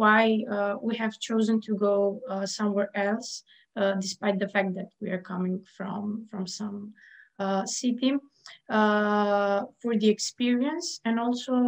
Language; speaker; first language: English; non-native, fluent; Macedonian